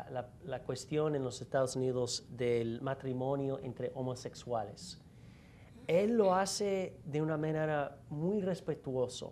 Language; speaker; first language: Spanish; non-native, fluent; English